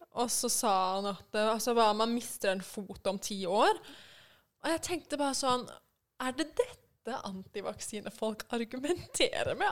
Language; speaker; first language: Norwegian; early bilingual, other home language; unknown